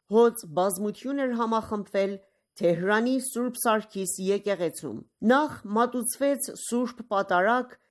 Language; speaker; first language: Armenian; native; Armenian